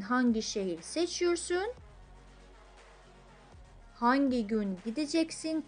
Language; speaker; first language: Turkish; non-native, fluent; Persian